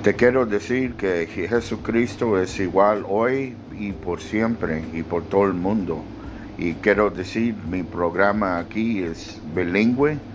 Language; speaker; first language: Spanish; early bilingual, other home language; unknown